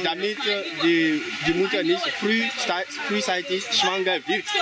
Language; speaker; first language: German; non-native, fluent; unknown